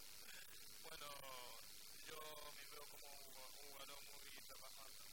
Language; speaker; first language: Spanish; non-native, fluent; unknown